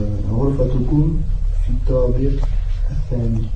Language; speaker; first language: Arabic; non-native, learner; French